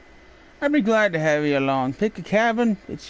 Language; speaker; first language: English; native; English